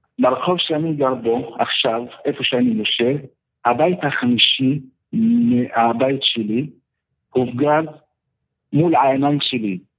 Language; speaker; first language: Hebrew; non-native, fluent; Arabic